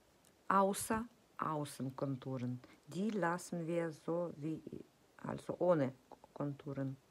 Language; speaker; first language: German; non-native, fluent; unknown